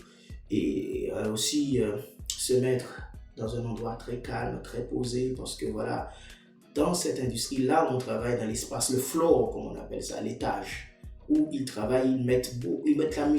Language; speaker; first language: French; non-native, local second language; Haitian Creole